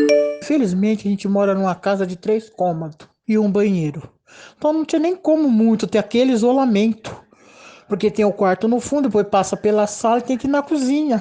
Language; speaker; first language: Portuguese; native; Portuguese